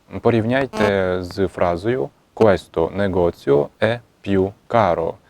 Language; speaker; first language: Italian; non-native, fluent; Ukrainian